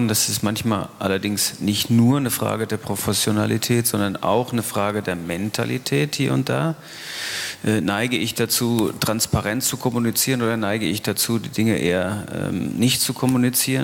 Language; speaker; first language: German; native; German